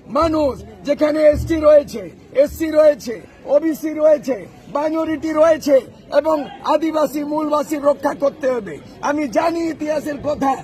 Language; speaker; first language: Bangla; non-native, local second language; Santali